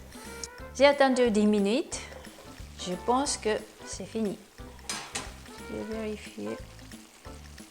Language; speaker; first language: French; non-native, fluent; Japanese